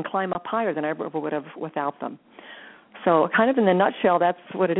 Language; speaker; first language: English; native; English